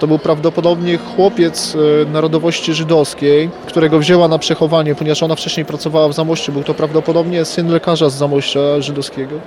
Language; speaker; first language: Polish; native; Polish